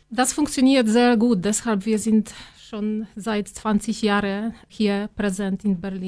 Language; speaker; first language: German; non-native, fluent; Polish